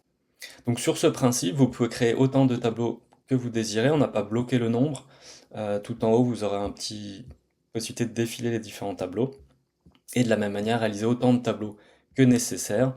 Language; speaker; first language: French; native; French